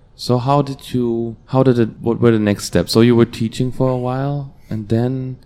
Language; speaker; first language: English; non-native, fluent; Hungarian